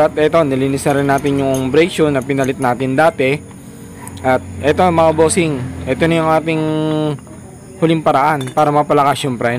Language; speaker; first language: Filipino; native; Filipino